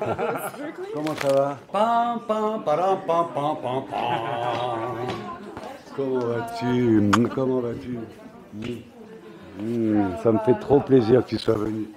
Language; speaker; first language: French; native; French